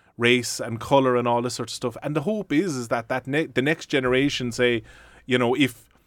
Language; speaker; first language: English; native; English